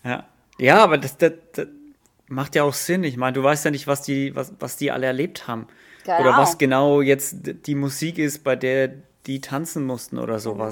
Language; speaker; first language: German; native; German